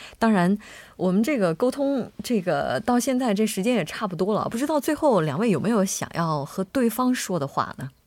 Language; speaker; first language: Chinese; native; Chinese